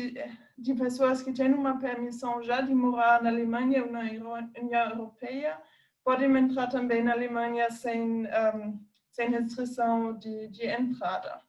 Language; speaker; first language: Portuguese; non-native, fluent; German